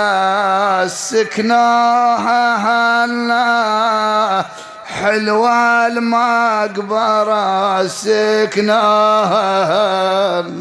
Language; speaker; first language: Arabic; native; Arabic